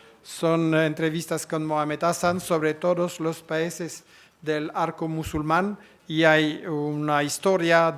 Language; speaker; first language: Spanish; non-native, fluent; French